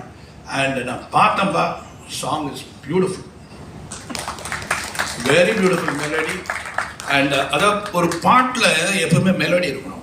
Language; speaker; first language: Tamil; native; Tamil